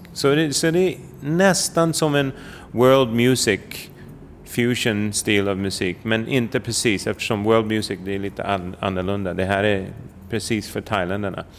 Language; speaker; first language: Swedish; native; Swedish